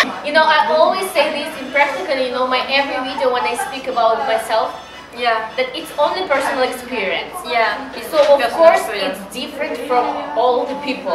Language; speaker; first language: English; non-native, learner; Russian